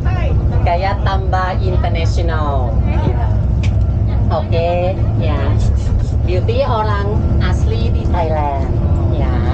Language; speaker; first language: Indonesian; non-native, fluent; Thai